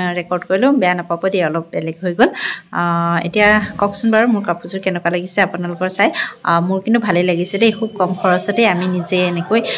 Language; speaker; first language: Assamese; non-native, local second language; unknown